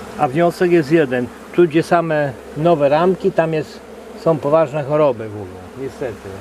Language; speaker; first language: Polish; native; Polish